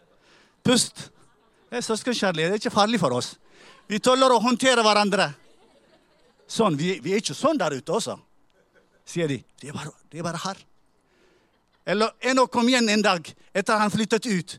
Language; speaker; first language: Norwegian; non-native, fluent; Tigrinya